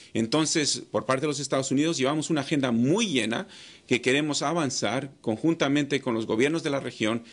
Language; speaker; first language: Spanish; non-native, fluent; English